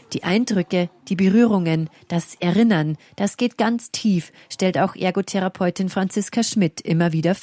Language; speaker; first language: German; native; German